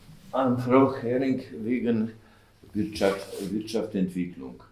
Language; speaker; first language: German; non-native, learner; Slovenian